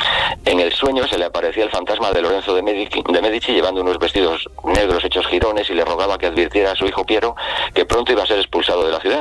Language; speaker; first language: Spanish; native; Spanish